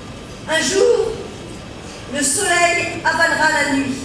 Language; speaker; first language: French; native; French